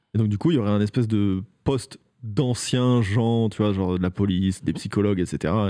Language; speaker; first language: French; native; French